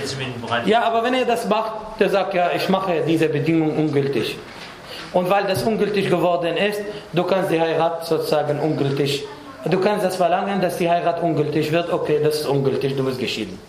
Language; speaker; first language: German; non-native, fluent; Arabic